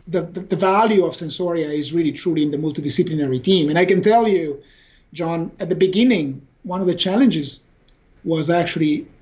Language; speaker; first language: English; non-native, fluent; Italian